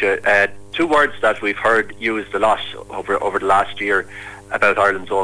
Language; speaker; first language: English; native; English